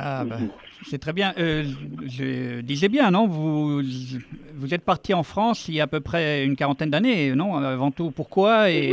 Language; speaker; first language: French; non-native, fluent; Spanish